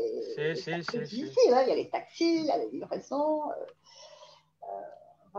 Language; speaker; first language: French; native; French